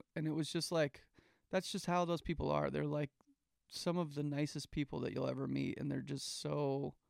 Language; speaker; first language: English; native; English